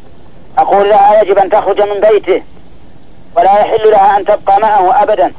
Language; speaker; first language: Arabic; native; Arabic